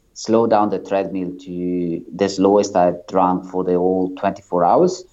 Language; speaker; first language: English; non-native, fluent; Italian